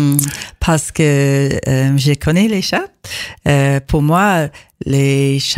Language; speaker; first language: French; non-native, learner; English